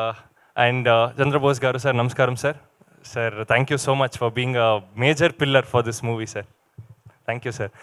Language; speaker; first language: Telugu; non-native, learner; Kannada